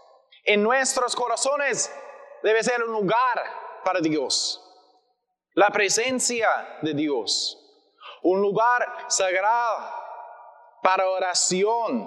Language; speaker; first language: Spanish; non-native, learner; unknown